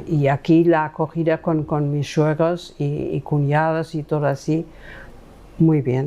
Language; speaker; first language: Spanish; non-native, fluent; German